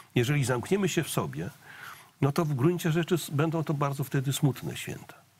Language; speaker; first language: Polish; native; Polish